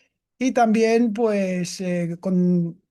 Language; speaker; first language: Spanish; native; Spanish